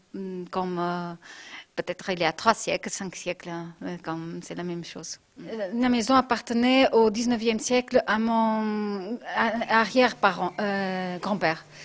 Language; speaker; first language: French; non-native, fluent; Portuguese